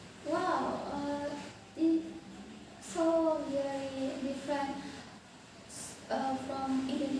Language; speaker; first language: English; non-native, learner; Indonesian